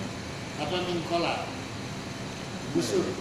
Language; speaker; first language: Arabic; non-native, fluent; Indonesian